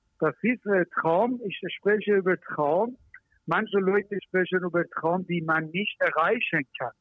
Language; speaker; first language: German; non-native, learner; Persian